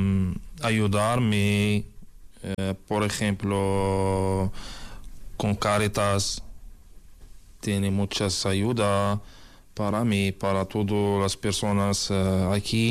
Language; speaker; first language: Spanish; non-native, learner; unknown